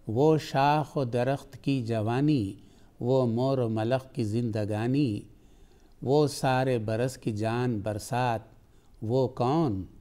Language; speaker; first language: Urdu; native; Urdu